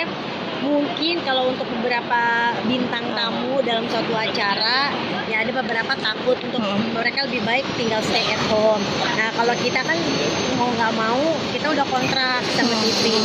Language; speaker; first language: Indonesian; native; Indonesian